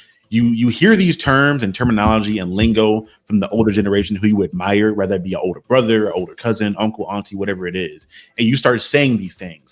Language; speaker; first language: English; native; English